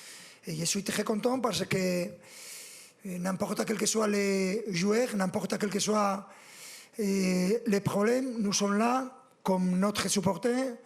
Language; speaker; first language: French; non-native, fluent; Spanish